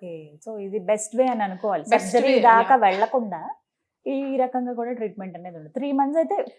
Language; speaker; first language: Telugu; native; Telugu